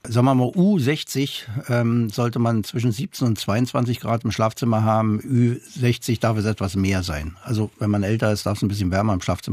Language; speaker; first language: German; non-native, fluent; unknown